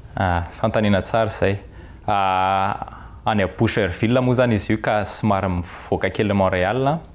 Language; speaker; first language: Malagasy; native; Malagasy